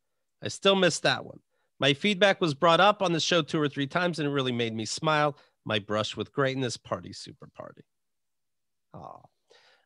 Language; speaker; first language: English; native; English